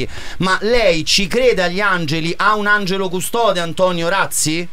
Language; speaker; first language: Italian; native; Italian